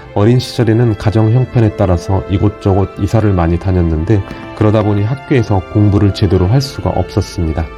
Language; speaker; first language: Korean; native; Korean